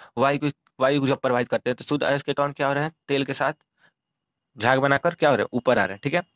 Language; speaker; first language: Hindi; native; Hindi